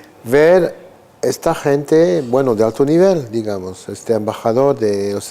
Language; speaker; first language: Spanish; early bilingual, heritage; Spanish